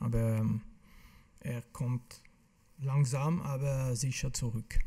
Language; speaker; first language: German; non-native, local second language; French